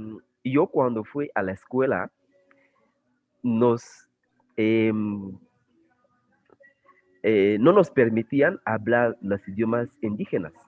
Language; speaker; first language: Spanish; non-native, fluent; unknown